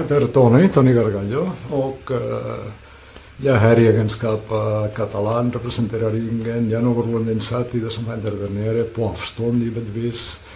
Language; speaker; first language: Swedish; non-native, fluent; Catalan